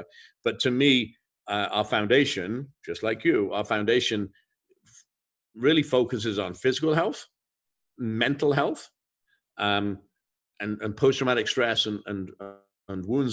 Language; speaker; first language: English; native; English